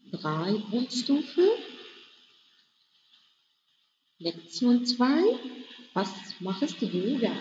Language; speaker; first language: German; non-native, fluent; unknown